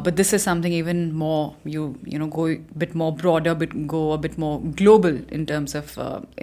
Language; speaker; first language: English; non-native, local second language; Hindi